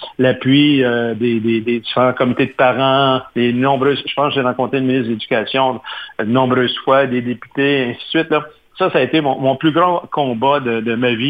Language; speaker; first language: French; native; French